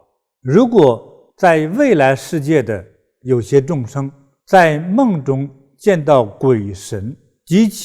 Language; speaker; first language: Chinese; native; Chinese